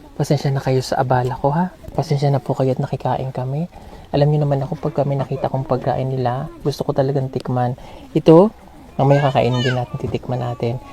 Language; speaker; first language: Filipino; non-native, local second language; Cebuano